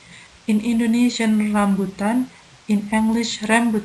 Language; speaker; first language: English; non-native, learner; Indonesian